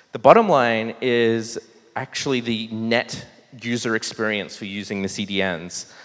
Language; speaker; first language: English; native; English